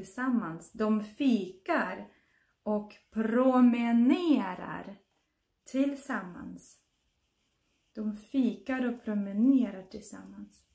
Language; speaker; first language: Swedish; non-native, fluent; Russian